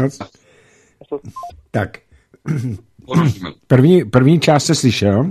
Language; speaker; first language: Czech; native; Czech